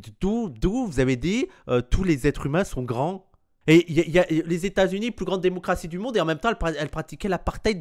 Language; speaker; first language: French; native; French